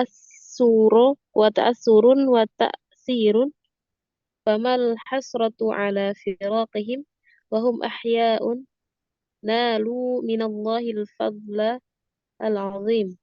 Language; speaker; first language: Arabic; non-native, learner; Indonesian